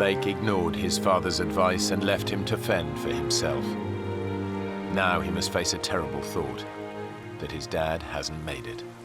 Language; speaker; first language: English; native; English